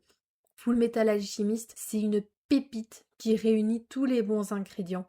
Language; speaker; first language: French; native; French